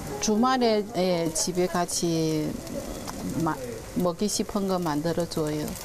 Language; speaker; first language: Korean; non-native, learner; Chinese